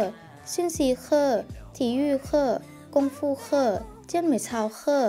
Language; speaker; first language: Chinese; non-native, learner; Thai